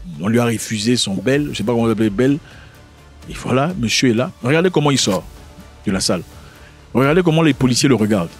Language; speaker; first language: French; non-native, local second language; Lingala